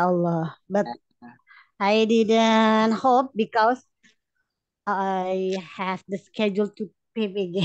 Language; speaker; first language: English; non-native, learner; Indonesian